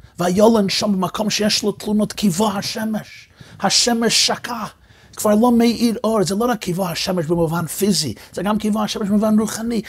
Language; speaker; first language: Hebrew; non-native, fluent; English